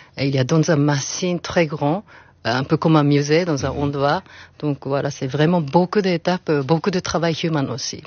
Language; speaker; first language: French; non-native, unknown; Japanese